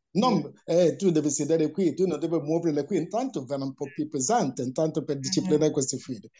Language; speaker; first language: Italian; non-native, fluent; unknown